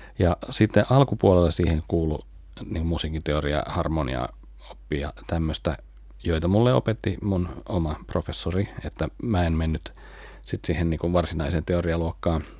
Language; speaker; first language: Finnish; native; Finnish